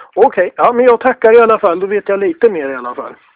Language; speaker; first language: Swedish; native; Swedish